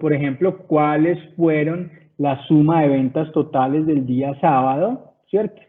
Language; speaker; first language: Spanish; native; Spanish